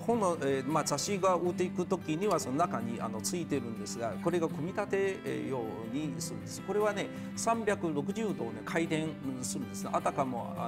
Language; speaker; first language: Japanese; non-native, fluent; Chinese